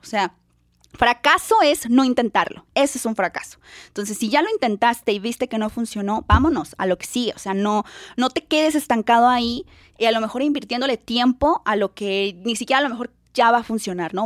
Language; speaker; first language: Spanish; native; Spanish